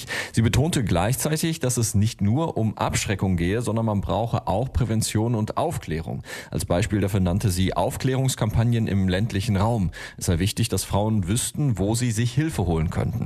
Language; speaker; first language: German; native; German